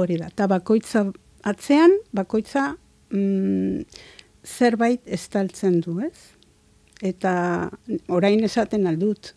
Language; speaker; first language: Basque; non-native, local second language; Spanish